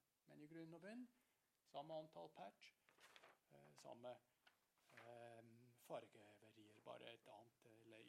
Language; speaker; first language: Norwegian; non-native, fluent; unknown